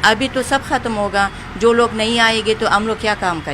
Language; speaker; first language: Hindi; non-native, learner; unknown